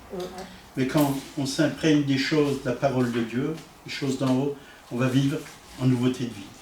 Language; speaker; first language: French; native; French